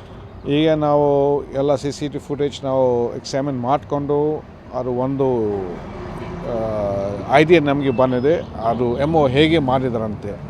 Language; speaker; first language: Kannada; non-native, fluent; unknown